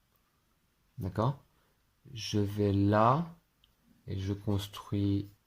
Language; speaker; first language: French; native; French